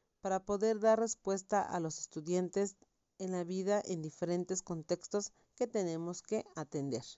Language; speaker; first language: Spanish; native; Spanish